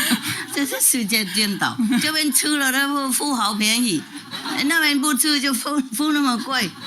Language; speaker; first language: Chinese; non-native, fluent; Vietnamese